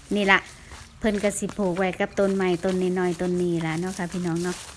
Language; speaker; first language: Thai; native; Thai